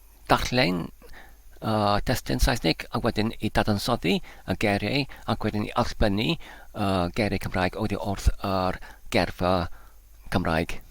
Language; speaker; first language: Welsh; non-native, learner; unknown